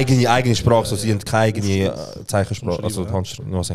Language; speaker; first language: German; native; German